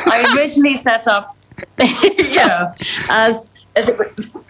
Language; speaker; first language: English; native; English